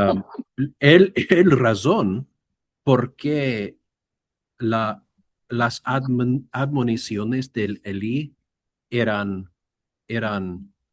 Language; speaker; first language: Spanish; non-native, learner; English